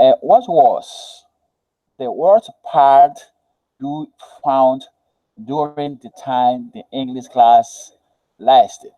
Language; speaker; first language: English; non-native, learner; Spanish